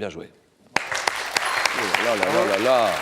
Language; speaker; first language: French; native; French